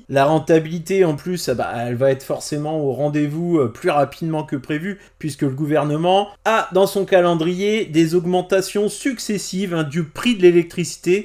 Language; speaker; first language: French; native; French